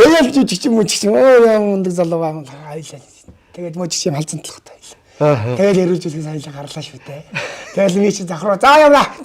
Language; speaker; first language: Mongolian; native; Mongolian